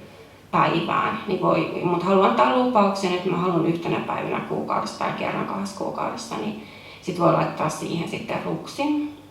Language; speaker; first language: Finnish; native; Finnish